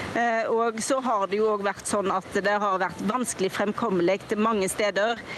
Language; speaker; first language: Norwegian; native; Norwegian